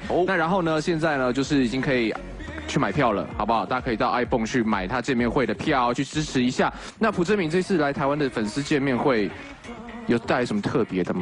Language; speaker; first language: Chinese; native; Chinese